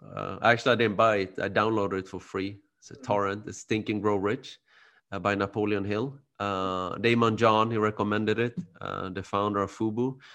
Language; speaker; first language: English; early bilingual, other home language; Khmer